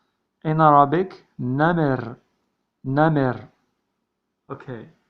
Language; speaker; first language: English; non-native, learner; Arabic